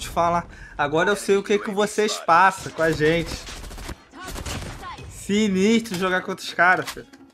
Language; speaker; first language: Portuguese; native; Portuguese